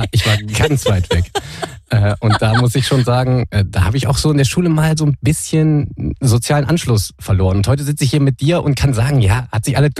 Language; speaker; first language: German; native; German